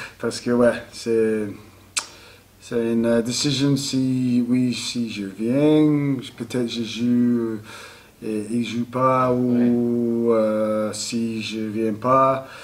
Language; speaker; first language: French; non-native, learner; English